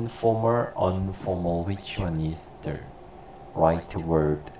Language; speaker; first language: English; non-native, learner; Korean